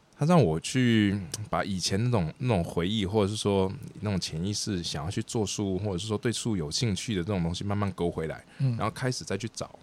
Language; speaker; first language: Chinese; native; Chinese